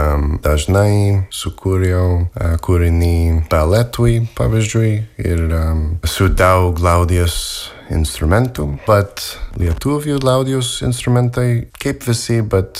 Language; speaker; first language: Lithuanian; non-native, learner; English